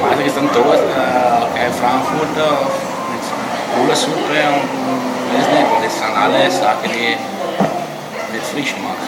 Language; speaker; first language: German; non-native, fluent; Italian